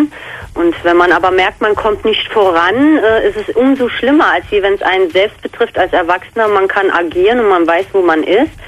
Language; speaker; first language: German; native; German